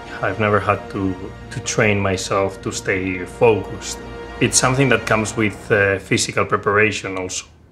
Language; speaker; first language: English; non-native, fluent; Spanish